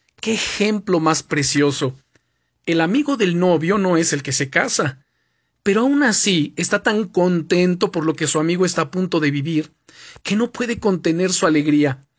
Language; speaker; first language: Spanish; native; Spanish